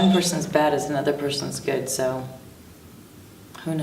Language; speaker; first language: English; native; English